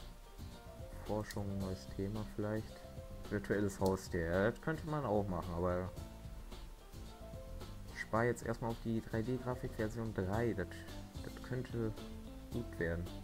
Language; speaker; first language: German; native; German